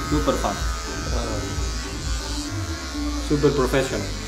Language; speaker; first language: English; non-native, learner; Greek